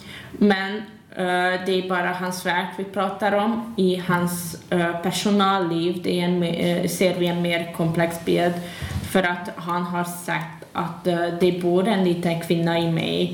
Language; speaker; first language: Swedish; non-native, learner; Hungarian